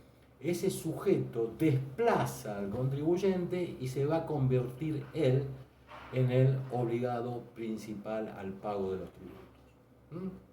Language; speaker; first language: Spanish; native; Spanish